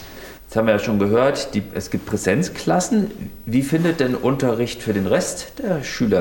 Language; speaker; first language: German; native; German